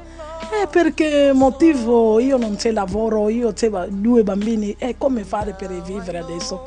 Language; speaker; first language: Italian; non-native, learner; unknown